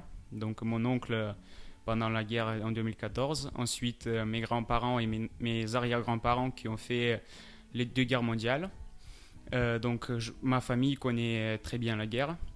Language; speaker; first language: French; non-native, fluent; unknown